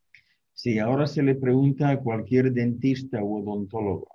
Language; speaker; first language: Spanish; native; Spanish